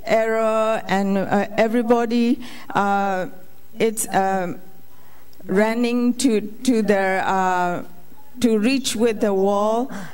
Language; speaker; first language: English; non-native, fluent; Burmese